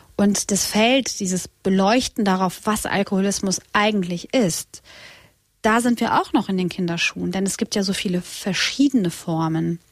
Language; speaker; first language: German; early bilingual, other home language; Croatian